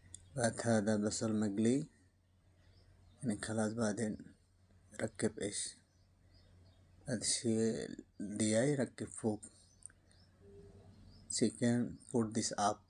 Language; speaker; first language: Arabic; non-native, learner; Bangla